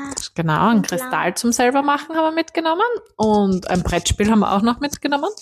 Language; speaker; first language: German; native; German